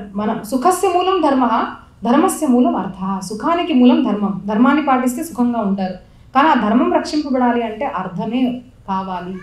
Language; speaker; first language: Telugu; non-native, local second language; Marathi